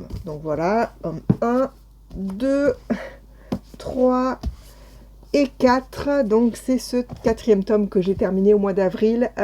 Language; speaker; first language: French; native; French